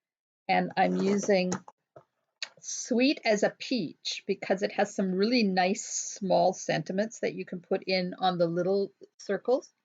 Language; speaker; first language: English; native; English